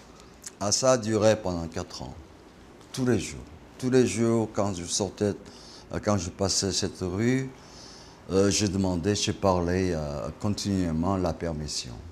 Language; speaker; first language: French; non-native, fluent; Korean